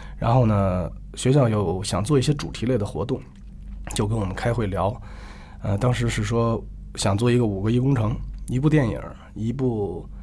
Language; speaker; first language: Chinese; native; Chinese